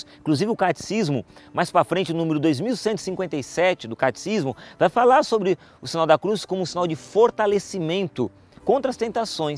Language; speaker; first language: Portuguese; native; Portuguese